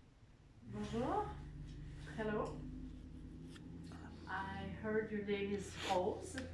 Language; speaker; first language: English; non-native, learner; French